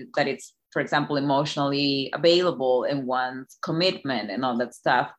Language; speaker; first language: English; non-native, fluent; Spanish